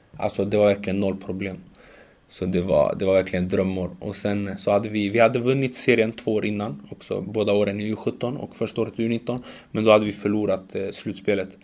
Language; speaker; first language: Swedish; early bilingual, other home language; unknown